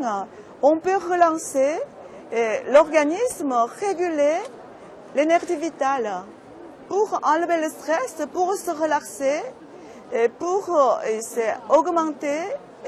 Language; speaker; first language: French; non-native, fluent; Korean